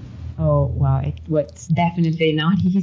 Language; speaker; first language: English; non-native, fluent; Italian